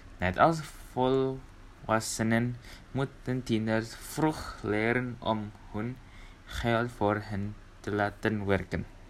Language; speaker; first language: Dutch; non-native, learner; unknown